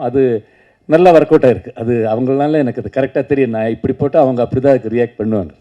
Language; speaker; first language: Tamil; non-native, local second language; Malayalam